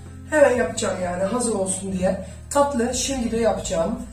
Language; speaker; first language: Turkish; early bilingual, heritage; Turkish